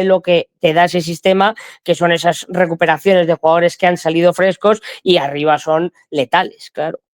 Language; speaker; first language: Spanish; native; Spanish